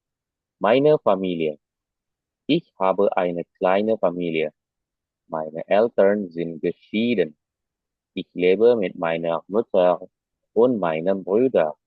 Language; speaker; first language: German; non-native, fluent; Indonesian